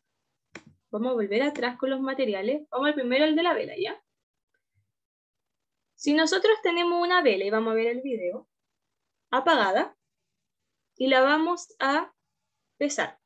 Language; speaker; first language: Spanish; native; Spanish